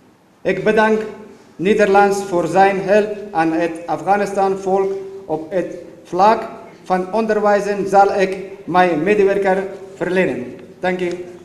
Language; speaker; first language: Dutch; non-native, fluent; Persian